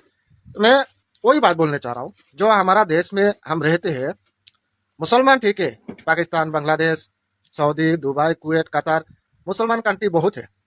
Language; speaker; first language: Hindi; non-native, local second language; Bangla